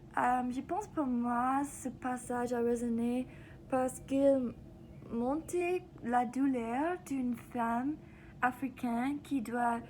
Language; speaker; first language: French; non-native, learner; English